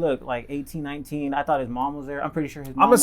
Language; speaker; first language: English; native; English